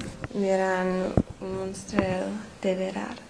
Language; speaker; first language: Spanish; non-native, learner; English